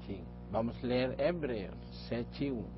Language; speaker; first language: Portuguese; non-native, learner; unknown